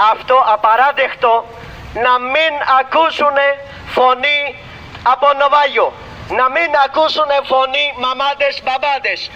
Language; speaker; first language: Greek; non-native, learner; Urdu